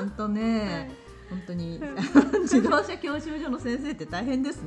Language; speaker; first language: Japanese; native; Japanese